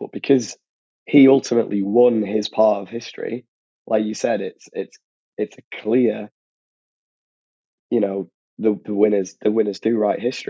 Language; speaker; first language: English; native; English